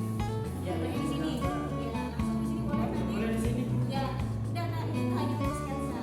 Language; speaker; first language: Indonesian; native; Indonesian